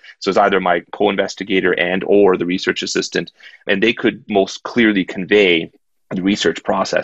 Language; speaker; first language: English; native; English